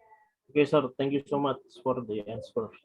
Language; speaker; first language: English; non-native, learner; Indonesian